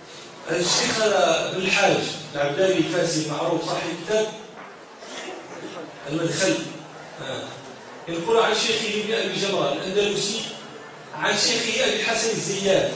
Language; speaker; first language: Arabic; native; Arabic